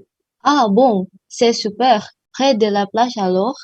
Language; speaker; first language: French; non-native, learner; Indonesian